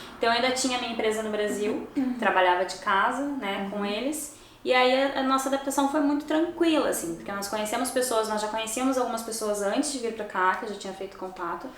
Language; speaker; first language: Portuguese; native; Portuguese